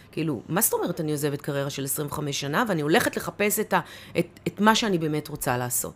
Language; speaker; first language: Hebrew; native; Hebrew